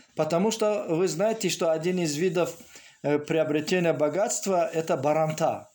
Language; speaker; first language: Russian; non-native, local second language; Tajik